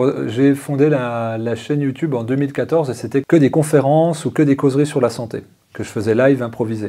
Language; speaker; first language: French; native; French